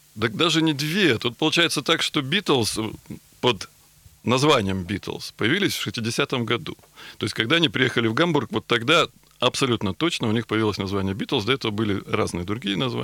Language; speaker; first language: Russian; native; Russian